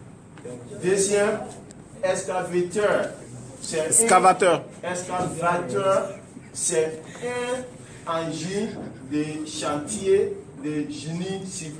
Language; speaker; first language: French; non-native, learner; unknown